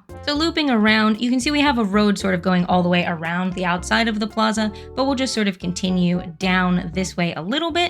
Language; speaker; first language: English; native; English